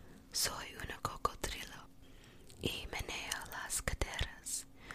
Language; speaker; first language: Spanish; non-native, learner; English